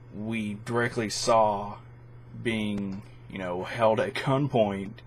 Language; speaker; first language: English; native; English